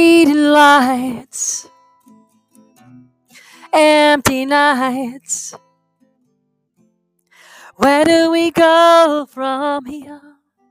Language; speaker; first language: English; native; English